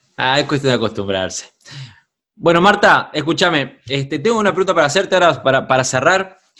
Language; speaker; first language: Spanish; native; Spanish